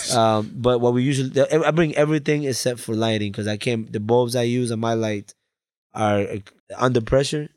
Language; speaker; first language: English; early bilingual, other home language; Spanish